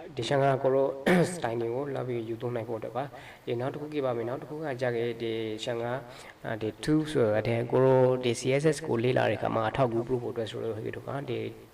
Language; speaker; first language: Burmese; native; Burmese